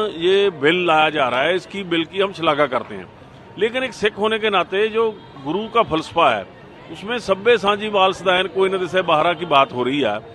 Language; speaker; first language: Hindi; non-native, local second language; Punjabi